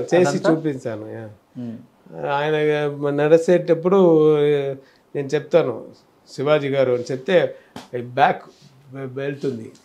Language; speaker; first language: Telugu; non-native, learner; Tamil